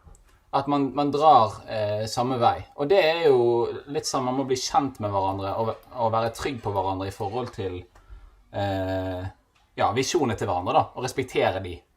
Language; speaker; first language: Norwegian; native; Norwegian